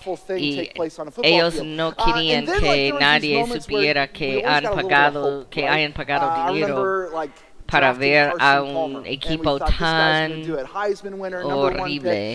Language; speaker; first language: Spanish; non-native, fluent; English